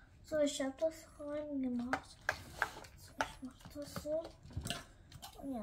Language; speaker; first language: German; non-native, learner; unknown